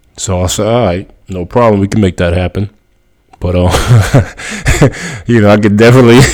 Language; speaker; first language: English; early bilingual, other home language; Spanish